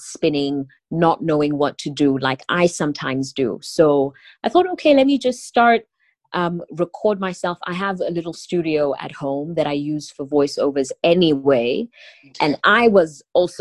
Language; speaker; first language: English; non-native, local second language; Tswana